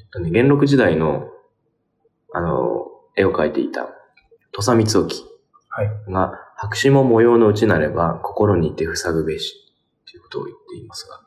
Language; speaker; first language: Japanese; native; Japanese